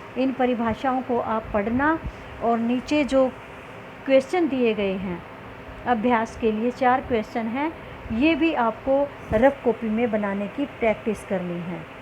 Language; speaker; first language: Hindi; native; Hindi